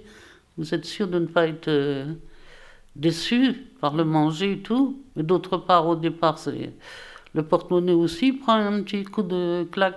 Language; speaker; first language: French; native; French